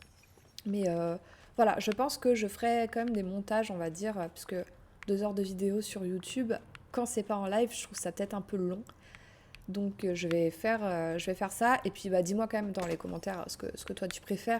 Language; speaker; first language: French; native; French